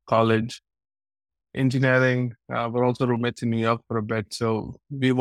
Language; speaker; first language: English; non-native, local second language; Telugu